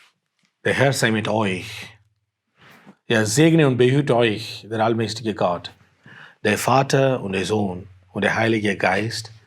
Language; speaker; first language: German; non-native, fluent; Tamil